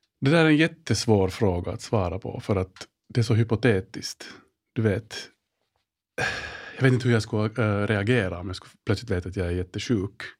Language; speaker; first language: Swedish; native; Swedish